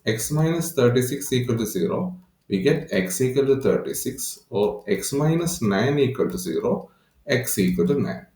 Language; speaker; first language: English; non-native, local second language; Malayalam